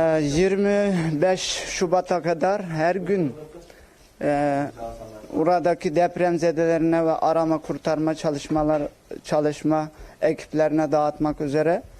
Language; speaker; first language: Turkish; non-native, local second language; Uyghur